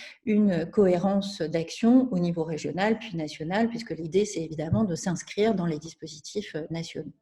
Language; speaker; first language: French; native; French